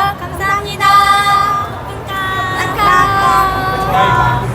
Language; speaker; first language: Korean; non-native, learner; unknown